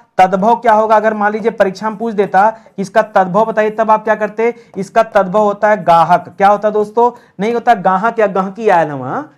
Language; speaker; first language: Hindi; native; Hindi